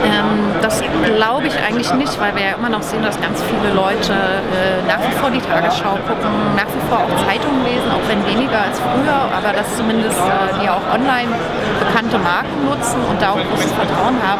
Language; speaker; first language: German; native; German